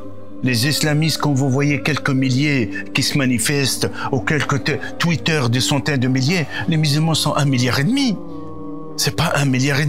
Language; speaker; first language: French; non-native, local second language; Arabic